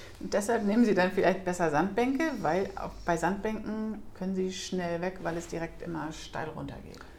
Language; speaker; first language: German; native; German